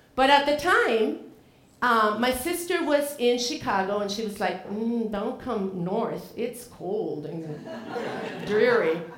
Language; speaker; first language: English; non-native, fluent; Spanish